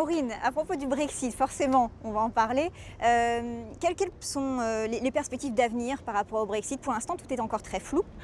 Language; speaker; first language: French; native; French